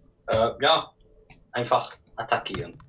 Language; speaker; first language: German; non-native, learner; English